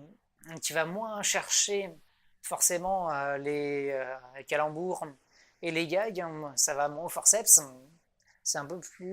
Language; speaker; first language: French; native; French